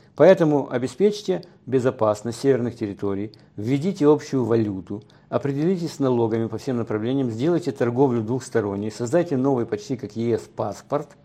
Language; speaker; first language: Russian; native; Russian